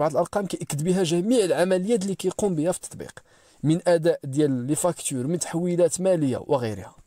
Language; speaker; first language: Arabic; native; Arabic